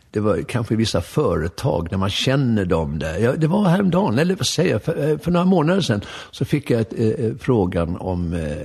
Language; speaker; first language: Swedish; native; Swedish